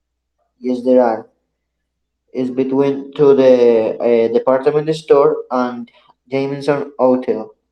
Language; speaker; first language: English; non-native, learner; Spanish